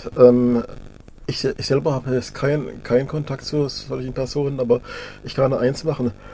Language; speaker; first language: German; native; German